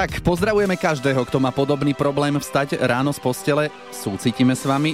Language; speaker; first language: Slovak; native; Slovak